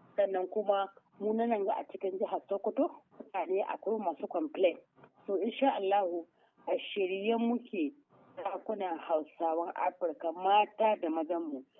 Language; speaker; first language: Hausa; native; Hausa